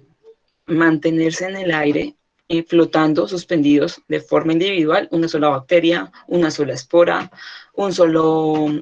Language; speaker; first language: Spanish; native; Spanish